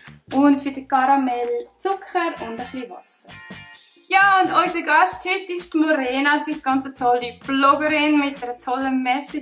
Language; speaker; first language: German; native; German